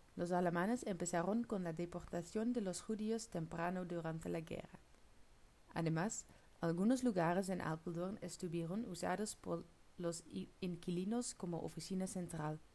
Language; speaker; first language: Spanish; non-native, learner; Dutch